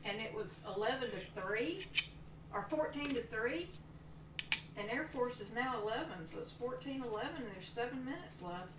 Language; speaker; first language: English; native; English